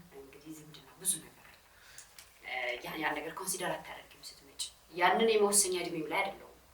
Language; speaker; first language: Amharic; non-native, local second language; Sebat Bet Gurage